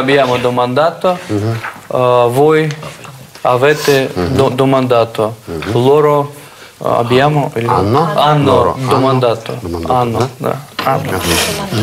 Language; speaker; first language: Italian; non-native, learner; Russian